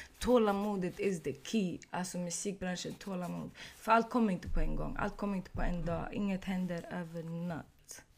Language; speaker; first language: Swedish; early bilingual, other home language; Arabic